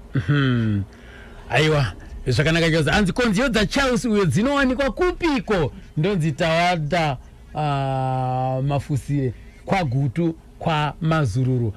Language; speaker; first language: Shona; native; Shona